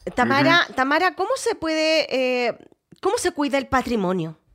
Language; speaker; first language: Spanish; native; Spanish